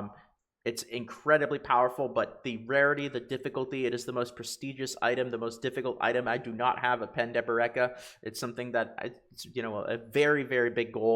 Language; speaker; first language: English; native; English